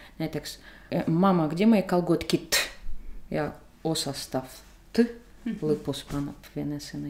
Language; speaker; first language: Estonian; non-native, learner; Russian